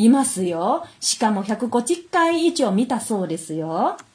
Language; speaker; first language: Japanese; non-native, fluent; Chinese